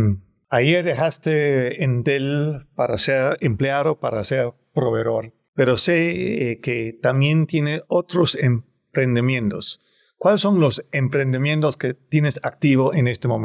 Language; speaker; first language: Spanish; non-native, fluent; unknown